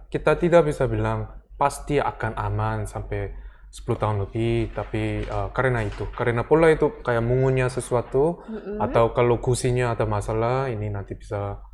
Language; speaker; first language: Indonesian; early bilingual, other home language; Korean